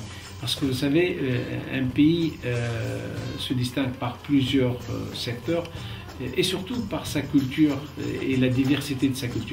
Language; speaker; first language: French; non-native, local second language; Arabic